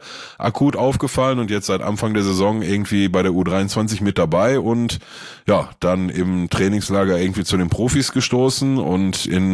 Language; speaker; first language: German; native; German